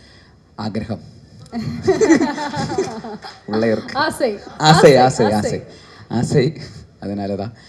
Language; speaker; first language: Tamil; non-native, learner; Malayalam